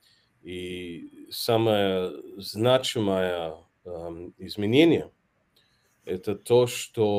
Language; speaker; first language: Russian; non-native, fluent; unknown